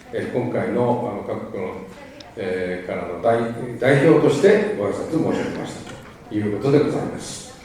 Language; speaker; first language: Japanese; native; Japanese